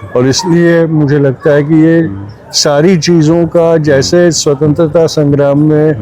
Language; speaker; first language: Hindi; non-native, local second language; Marathi